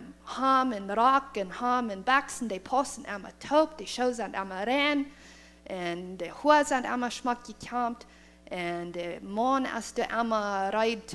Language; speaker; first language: German; non-native, learner; Plautdietsch